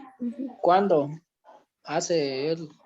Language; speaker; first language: Spanish; non-native, learner; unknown